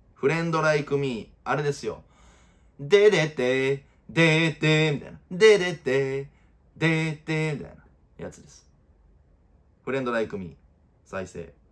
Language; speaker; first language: Japanese; native; Japanese